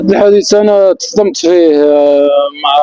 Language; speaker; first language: Arabic; native; Arabic